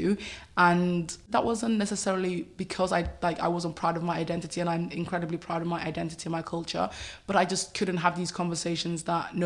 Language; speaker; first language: English; native; English